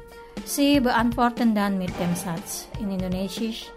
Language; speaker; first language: German; non-native, fluent; Indonesian